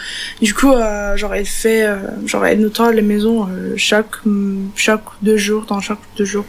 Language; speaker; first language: French; non-native, learner; Turkish